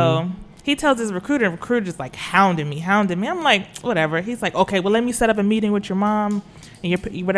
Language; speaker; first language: English; native; English